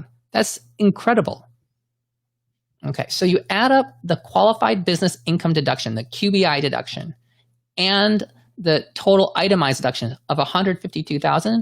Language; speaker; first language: English; native; English